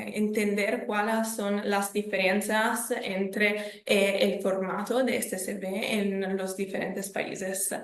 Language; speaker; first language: Spanish; non-native, fluent; Italian